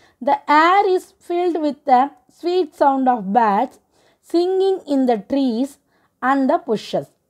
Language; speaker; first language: English; non-native, local second language; Tamil